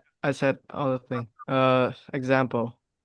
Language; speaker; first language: English; non-native, learner; Vietnamese